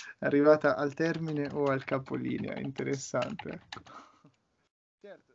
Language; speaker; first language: Italian; native; Italian